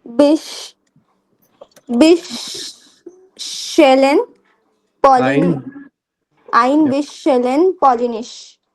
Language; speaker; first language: German; non-native, learner; Hindi